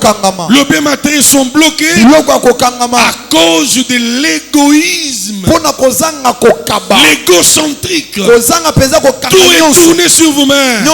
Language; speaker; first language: French; non-native, local second language; Lingala